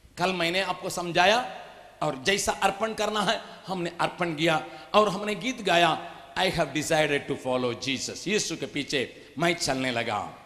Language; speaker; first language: Hindi; non-native, local second language; Tamil